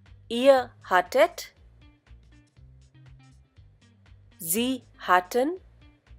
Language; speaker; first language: German; non-native, fluent; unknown